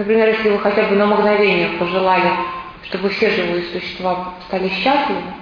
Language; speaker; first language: Russian; native; Russian